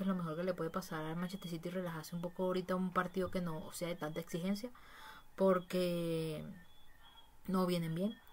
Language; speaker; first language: Spanish; native; Spanish